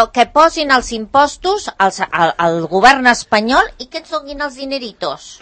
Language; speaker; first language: Catalan; native; Catalan